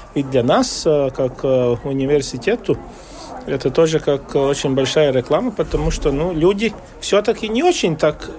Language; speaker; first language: Russian; non-native, local second language; Latvian